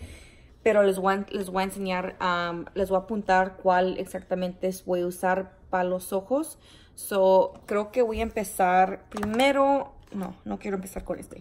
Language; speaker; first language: Spanish; early bilingual, heritage; Spanish